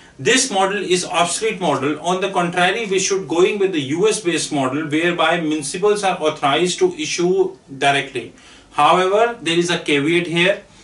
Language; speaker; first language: English; non-native, local second language; Hindi